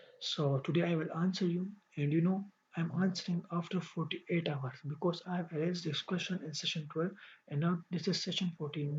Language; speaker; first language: English; non-native, local second language; Urdu